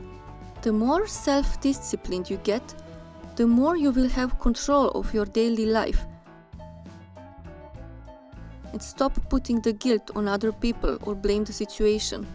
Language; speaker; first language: English; non-native, fluent; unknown